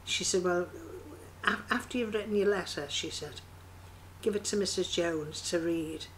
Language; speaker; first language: English; native; English